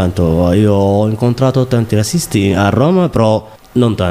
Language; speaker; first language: Italian; non-native, learner; Somali